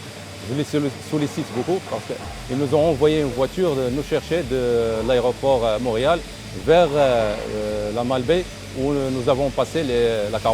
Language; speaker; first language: French; non-native, local second language; Arabic